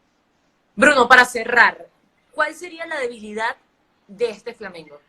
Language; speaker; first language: Spanish; native; Spanish